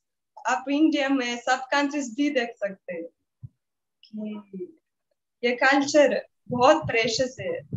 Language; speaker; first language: Hindi; non-native, learner; Russian